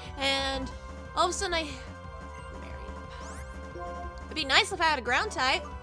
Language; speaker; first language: English; native; English